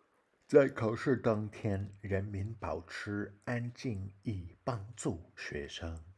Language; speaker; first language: Chinese; non-native, learner; English